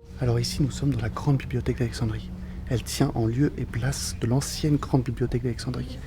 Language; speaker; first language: French; native; French